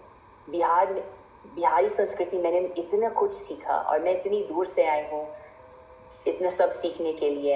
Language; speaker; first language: Hindi; non-native, fluent; English